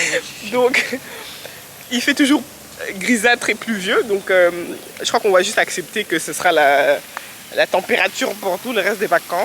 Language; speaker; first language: French; native; French